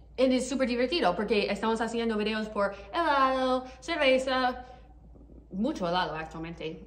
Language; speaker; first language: Spanish; non-native, learner; English